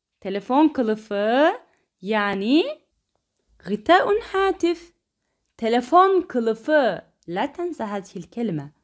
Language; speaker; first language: Arabic; non-native, fluent; Turkish